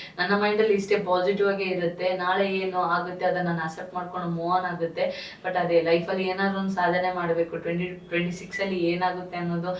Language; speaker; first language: Kannada; non-native, local second language; Tulu